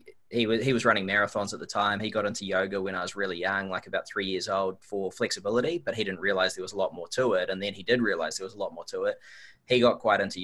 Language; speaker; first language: English; native; English